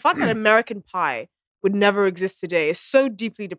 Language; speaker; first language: English; non-native, local second language; Akan